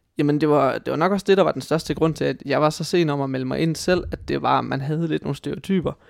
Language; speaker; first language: Danish; native; Danish